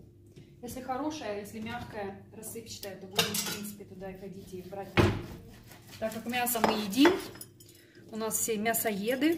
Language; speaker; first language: Russian; native; Russian